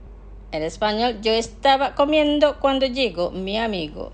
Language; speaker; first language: Spanish; non-native, fluent; Indonesian